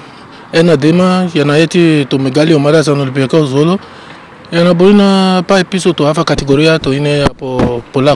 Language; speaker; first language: Greek; non-native, learner; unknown